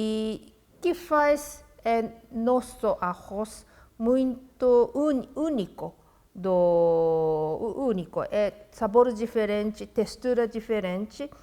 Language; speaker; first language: Portuguese; non-native, fluent; Japanese